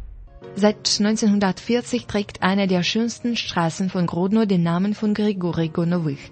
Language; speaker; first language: German; non-native, fluent; Russian